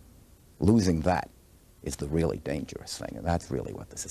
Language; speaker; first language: English; native; English